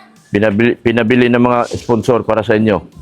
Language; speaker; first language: Filipino; native; Filipino